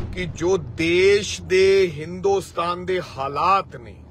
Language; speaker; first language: Hindi; non-native, local second language; Punjabi